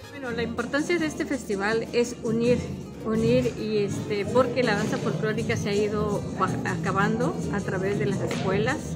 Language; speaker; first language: Spanish; native; Spanish